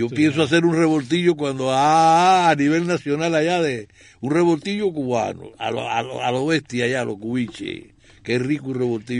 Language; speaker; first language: Spanish; native; Spanish